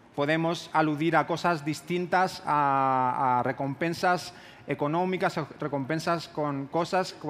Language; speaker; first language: Spanish; native; Spanish